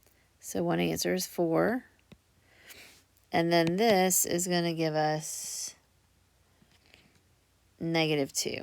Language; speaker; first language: English; native; English